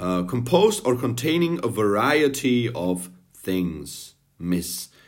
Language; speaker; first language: English; non-native, fluent; Czech